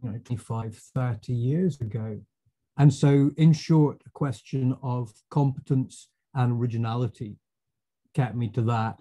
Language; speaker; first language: English; native; English